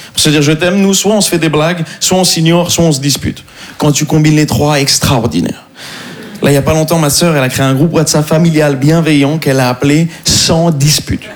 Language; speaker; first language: French; non-native, local second language; Arabic